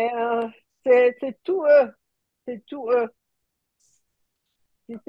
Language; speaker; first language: French; early bilingual, heritage; French